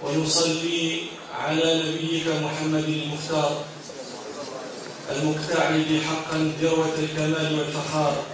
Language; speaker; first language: Arabic; native; Arabic